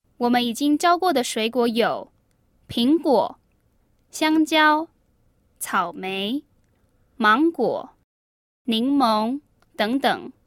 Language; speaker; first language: Chinese; native; Chinese